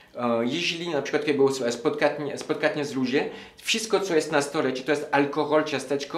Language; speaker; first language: Polish; non-native, learner; French